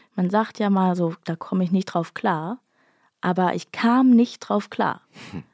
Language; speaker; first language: German; native; German